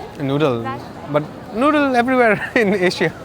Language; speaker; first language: English; non-native, local second language; Hindi